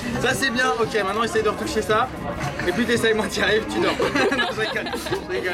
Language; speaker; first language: French; native; French